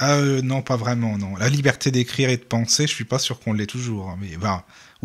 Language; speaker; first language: French; native; French